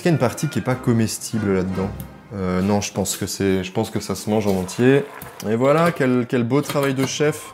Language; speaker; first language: French; native; French